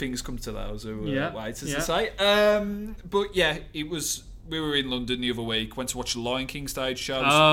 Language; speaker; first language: English; native; English